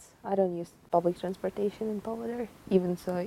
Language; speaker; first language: English; non-native, learner; Kazakh